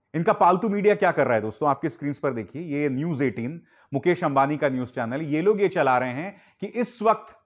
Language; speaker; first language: Hindi; native; Hindi